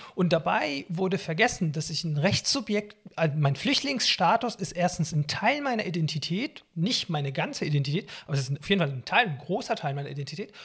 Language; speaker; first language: German; non-native, fluent; Arabic